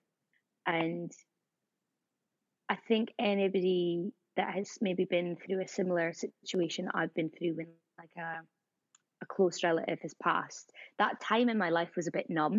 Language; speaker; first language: English; native; English